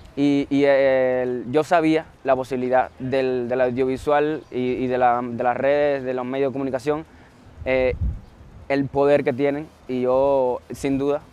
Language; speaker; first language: Spanish; native; Spanish